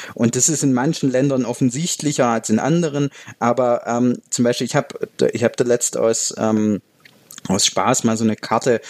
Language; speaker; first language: German; native; German